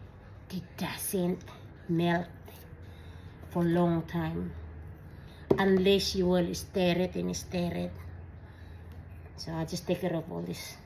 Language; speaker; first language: English; non-native, learner; Filipino